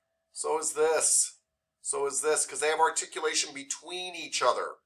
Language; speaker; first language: English; native; English